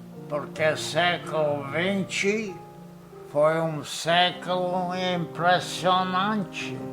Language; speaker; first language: Portuguese; non-native, fluent; Polish